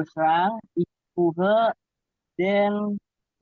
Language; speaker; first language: German; non-native, learner; Indonesian